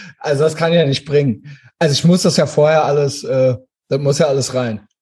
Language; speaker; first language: German; native; German